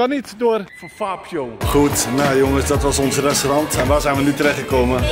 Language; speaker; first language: Dutch; native; Dutch